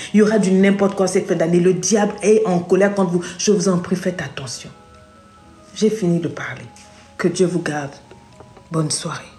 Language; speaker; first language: French; non-native, local second language; Lingala